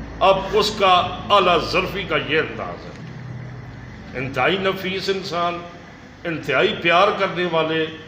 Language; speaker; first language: Urdu; non-native, local second language; Northern Hindko